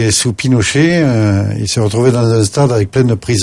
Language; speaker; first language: French; native; French